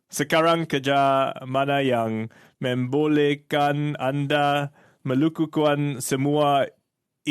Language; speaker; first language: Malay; non-native, learner; English